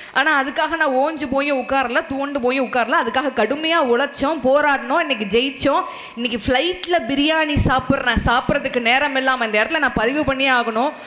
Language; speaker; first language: Tamil; non-native, local second language; Telugu